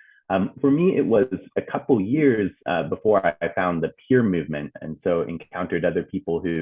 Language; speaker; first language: English; native; English